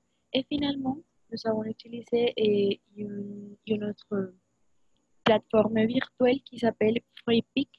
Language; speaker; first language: French; non-native, learner; Spanish